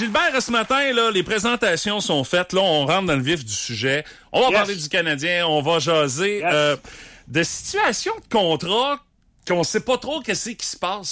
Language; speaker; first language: French; native; French